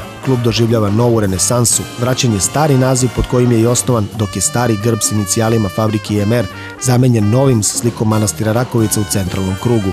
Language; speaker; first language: Serbian; native; Serbian